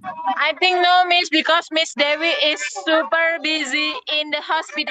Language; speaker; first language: English; non-native, learner; Indonesian